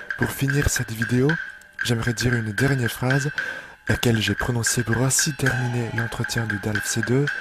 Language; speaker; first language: French; non-native, fluent; Chinese